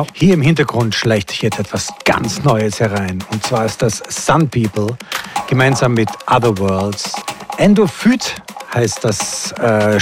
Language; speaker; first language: German; native; German